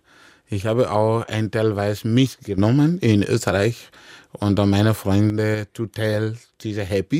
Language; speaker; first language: German; non-native, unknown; Dyula